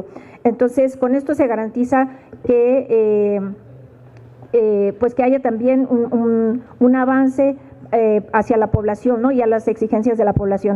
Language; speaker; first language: Spanish; native; Spanish